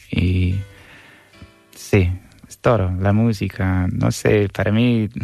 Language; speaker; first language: Spanish; non-native, fluent; English